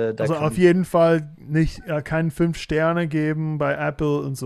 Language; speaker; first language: German; non-native, fluent; English